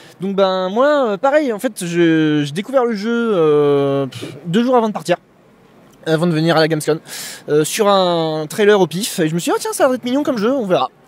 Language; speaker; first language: French; native; French